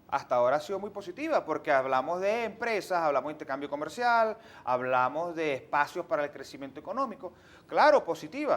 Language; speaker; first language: Spanish; native; Spanish